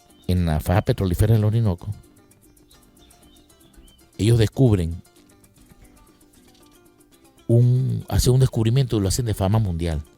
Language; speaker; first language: Spanish; native; Spanish